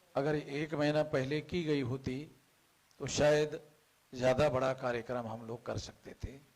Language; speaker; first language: Hindi; non-native, local second language; Marathi